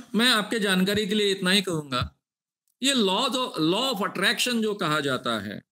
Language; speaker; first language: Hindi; non-native, local second language; Marathi